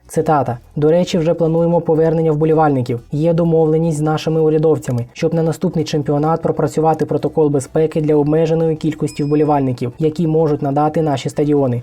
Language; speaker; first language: Ukrainian; native; Ukrainian